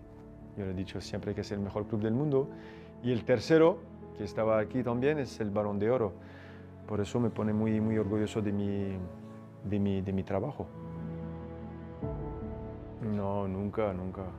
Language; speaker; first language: Spanish; non-native, fluent; French